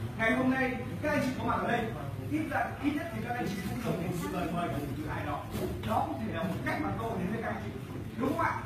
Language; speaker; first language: Vietnamese; native; Vietnamese